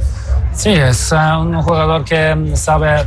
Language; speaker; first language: Spanish; non-native, fluent; Polish